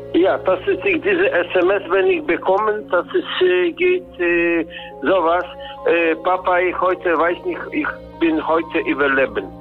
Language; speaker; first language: German; non-native, learner; Polish